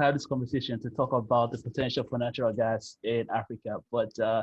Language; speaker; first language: English; non-native, local second language; Yoruba